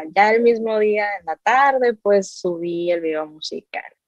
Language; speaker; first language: Spanish; native; Spanish